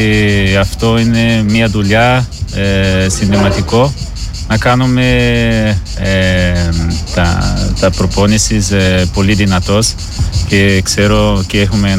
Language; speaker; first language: Greek; non-native, learner; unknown